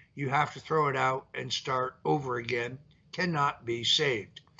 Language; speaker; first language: English; early bilingual, other home language; Italian